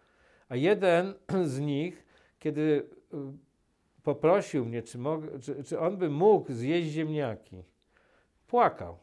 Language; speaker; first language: Polish; native; Polish